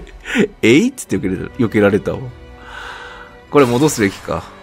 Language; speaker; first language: Japanese; native; Japanese